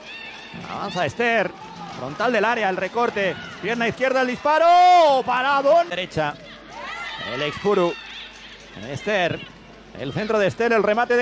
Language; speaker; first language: Spanish; native; Spanish